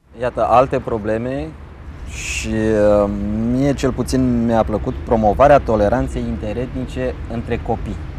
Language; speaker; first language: Romanian; native; Romanian